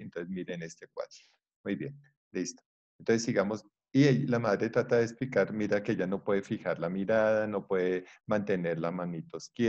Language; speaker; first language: Spanish; native; Spanish